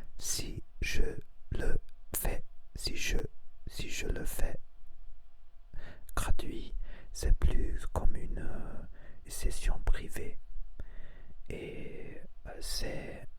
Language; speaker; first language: French; non-native, learner; Spanish